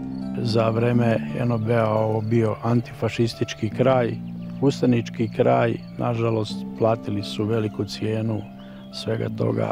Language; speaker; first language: Croatian; native; Croatian